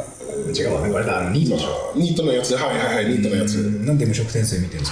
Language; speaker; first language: Japanese; non-native, learner; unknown